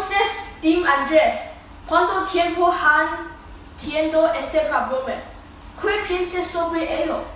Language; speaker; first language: Spanish; non-native, learner; English